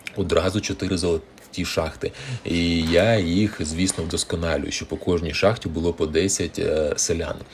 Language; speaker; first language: Ukrainian; non-native, local second language; Russian